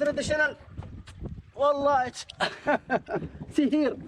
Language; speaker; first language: English; non-native, learner; Arabic